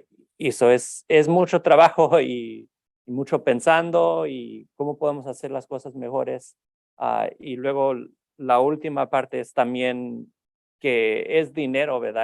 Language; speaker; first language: Spanish; early bilingual, heritage; Spanish